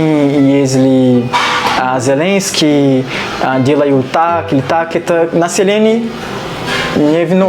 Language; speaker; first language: Russian; non-native, learner; Portuguese